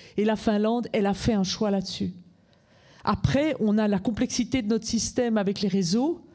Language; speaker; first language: French; native; French